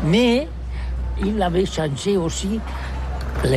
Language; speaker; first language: French; non-native, learner; Catalan